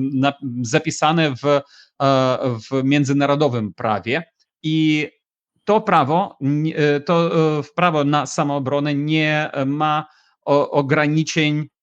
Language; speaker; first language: Polish; non-native, fluent; Ukrainian